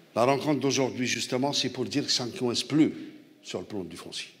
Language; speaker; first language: French; non-native, local second language; Arabic